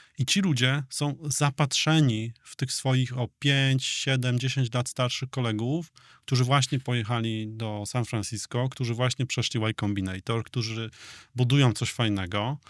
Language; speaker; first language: Polish; native; Polish